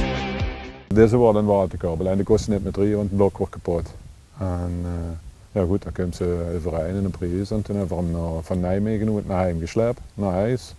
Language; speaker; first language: Dutch; native; Dutch